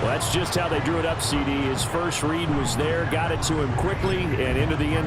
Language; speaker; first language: English; native; English